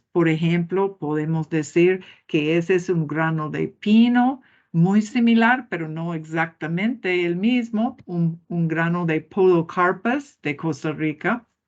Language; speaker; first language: Spanish; non-native, fluent; English